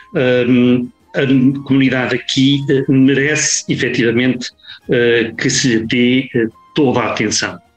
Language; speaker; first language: Portuguese; native; Portuguese